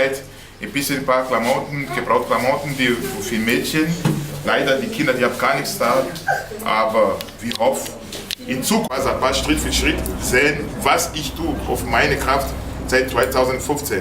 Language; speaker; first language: German; non-native, learner; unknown